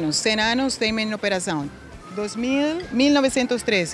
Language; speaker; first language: Portuguese; non-native, learner; Spanish